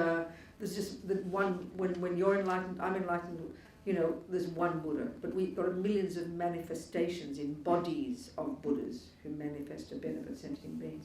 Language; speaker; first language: English; native; English